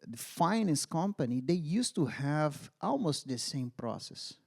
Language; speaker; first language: English; non-native, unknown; Portuguese